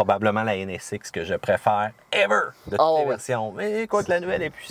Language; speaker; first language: French; native; French